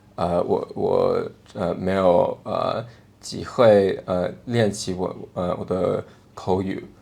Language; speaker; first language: Chinese; non-native, learner; English